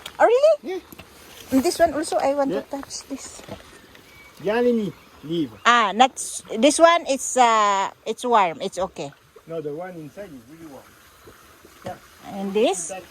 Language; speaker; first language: English; non-native, learner; Filipino